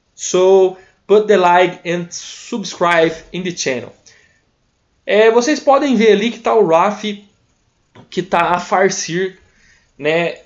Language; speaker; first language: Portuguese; native; Portuguese